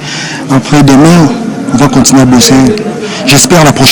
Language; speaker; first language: French; non-native, local second language; Lingala